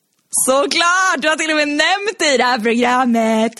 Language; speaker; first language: Swedish; native; Swedish